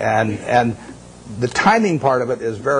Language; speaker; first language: English; native; English